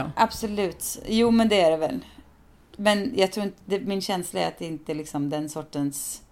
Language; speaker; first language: Swedish; native; Swedish